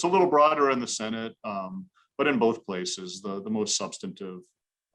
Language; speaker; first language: English; native; English